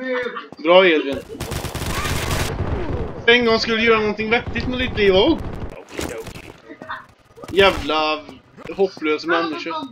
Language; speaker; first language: Swedish; native; Swedish